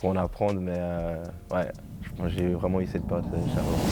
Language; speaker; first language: French; native; French